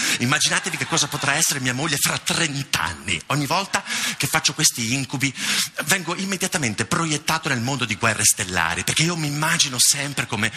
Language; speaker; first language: Italian; native; Italian